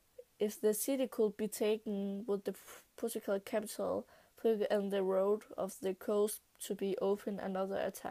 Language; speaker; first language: English; non-native, learner; Danish